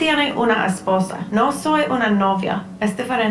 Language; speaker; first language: Spanish; non-native, learner; English